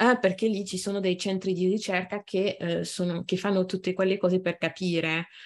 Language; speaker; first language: Italian; non-native, fluent; French